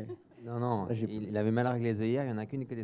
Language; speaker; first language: French; native; French